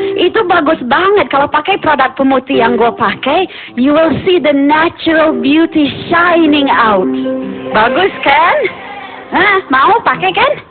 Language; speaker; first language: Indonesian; non-native, fluent; English